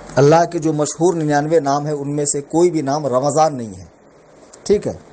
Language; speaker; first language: Urdu; native; Urdu